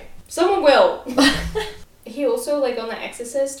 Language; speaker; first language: English; native; English